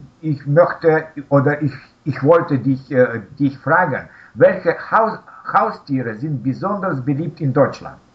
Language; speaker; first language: German; non-native, learner; Russian